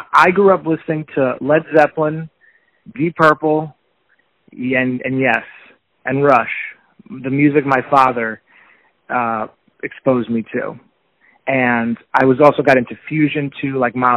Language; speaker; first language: English; native; English